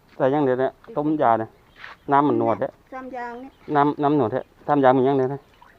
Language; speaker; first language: Thai; non-native, local second language; Northeastern Thai